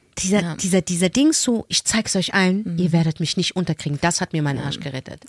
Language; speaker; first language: German; early bilingual, other home language; Arabic